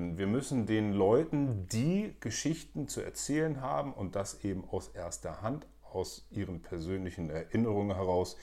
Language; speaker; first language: German; native; German